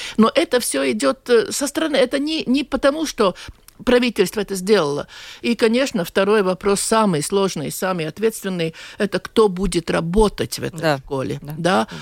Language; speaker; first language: Russian; non-native, local second language; Latvian